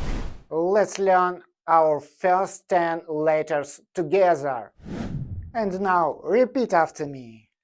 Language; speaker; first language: English; non-native, fluent; Russian